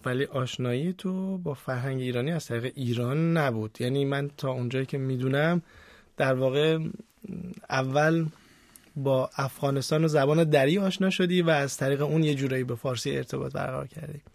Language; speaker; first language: Persian; native; Persian